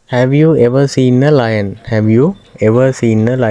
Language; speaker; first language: English; non-native, local second language; Sinhala